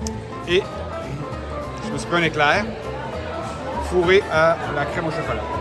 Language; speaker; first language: French; native; French